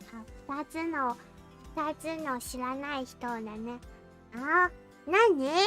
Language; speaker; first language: Japanese; non-native, learner; English